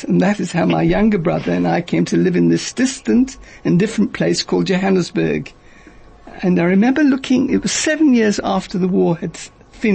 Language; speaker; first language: English; native; English